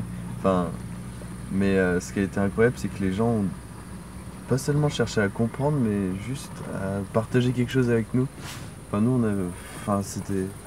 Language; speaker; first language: French; native; French